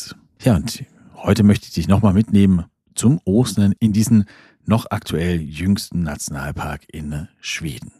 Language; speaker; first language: German; native; German